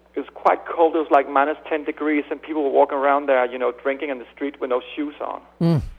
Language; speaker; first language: English; non-native, fluent; Danish